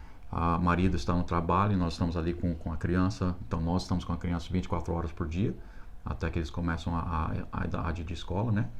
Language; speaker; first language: Portuguese; non-native, fluent; English